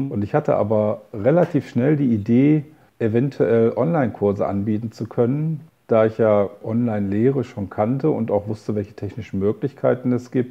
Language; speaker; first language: German; native; German